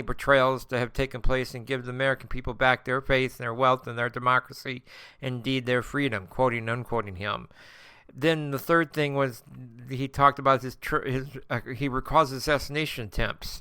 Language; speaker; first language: English; native; English